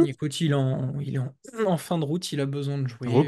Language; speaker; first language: French; native; French